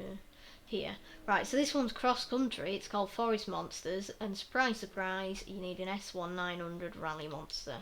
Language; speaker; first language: English; native; English